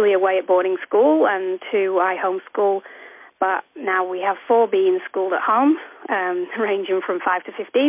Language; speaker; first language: English; native; English